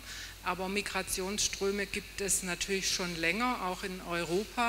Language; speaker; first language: German; native; German